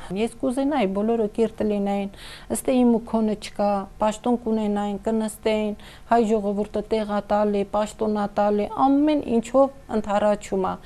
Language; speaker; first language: Armenian; non-native, local second language; Kurdish